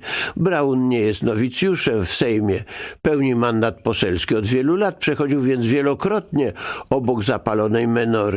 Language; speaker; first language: Polish; native; Polish